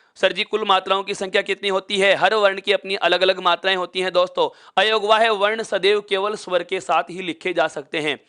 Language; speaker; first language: Hindi; native; Hindi